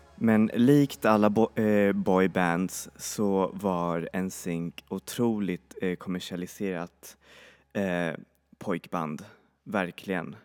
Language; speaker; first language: Swedish; native; Swedish